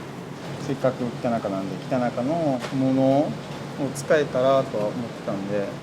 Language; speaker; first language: Japanese; native; Japanese